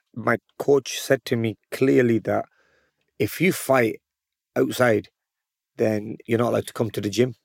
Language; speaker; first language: English; native; English